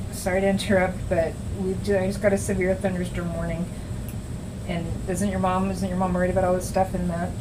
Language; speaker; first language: English; native; English